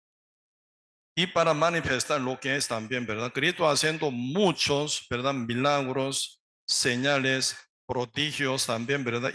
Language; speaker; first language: Spanish; non-native, learner; Korean